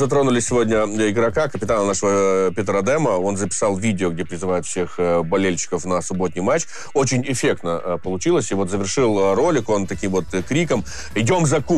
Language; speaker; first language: Russian; native; Russian